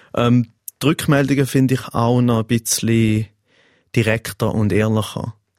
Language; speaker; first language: German; native; German